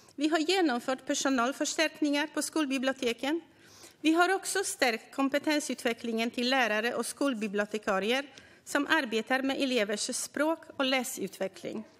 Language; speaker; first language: Swedish; native; Swedish